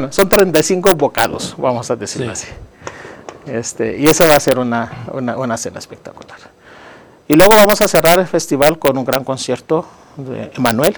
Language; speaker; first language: Spanish; non-native, fluent; Greek